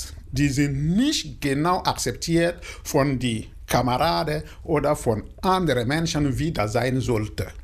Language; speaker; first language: German; non-native, learner; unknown